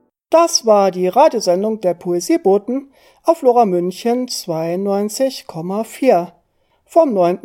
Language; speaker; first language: German; native; German